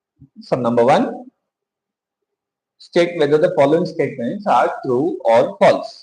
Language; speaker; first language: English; non-native, local second language; Hindi